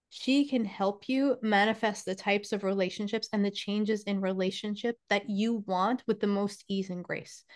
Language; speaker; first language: English; native; English